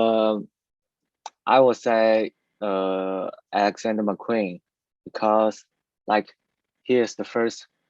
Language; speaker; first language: English; non-native, learner; Chinese